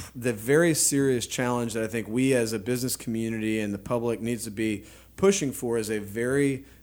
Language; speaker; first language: English; native; English